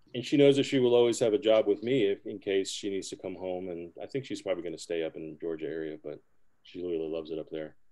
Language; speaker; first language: English; early bilingual, other home language; Spanish